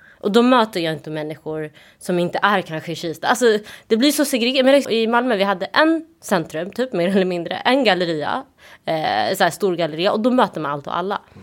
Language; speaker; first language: Swedish; early bilingual, other home language; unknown